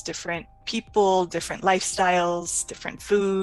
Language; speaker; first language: English; native; English